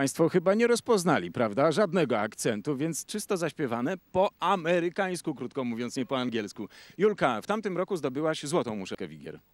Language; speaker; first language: Polish; native; Polish